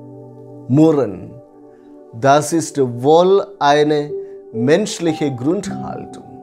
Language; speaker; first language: German; non-native, fluent; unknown